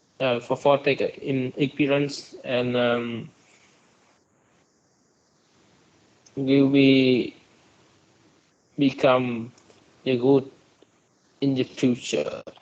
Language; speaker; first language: English; non-native, learner; Vietnamese